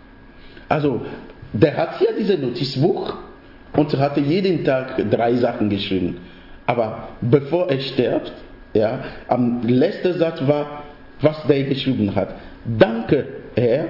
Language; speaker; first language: German; non-native, fluent; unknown